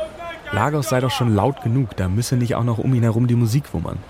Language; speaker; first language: German; native; German